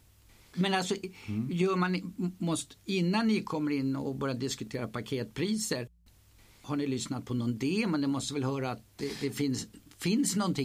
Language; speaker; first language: Swedish; native; Swedish